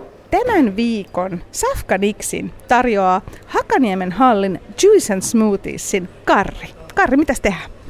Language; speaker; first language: Finnish; native; Finnish